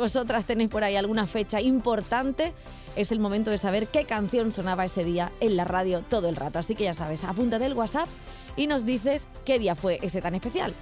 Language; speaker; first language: Spanish; native; Spanish